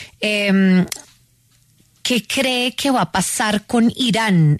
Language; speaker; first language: Spanish; native; Spanish